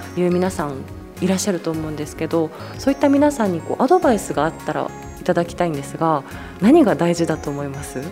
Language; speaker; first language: Japanese; native; Japanese